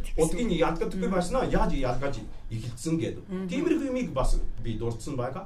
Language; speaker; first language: Mongolian; non-native, fluent; Japanese